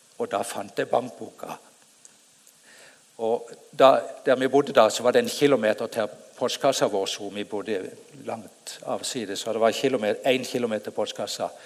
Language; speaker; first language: Norwegian; native; Norwegian